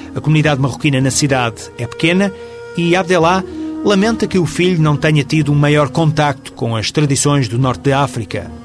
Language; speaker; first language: Portuguese; native; Portuguese